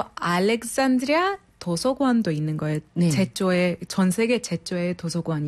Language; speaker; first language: Korean; non-native, fluent; Arabic